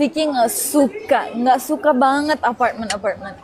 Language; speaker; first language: Indonesian; non-native, learner; Turkish